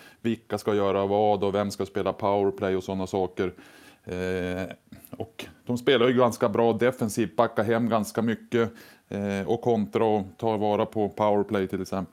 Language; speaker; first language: Swedish; native; Swedish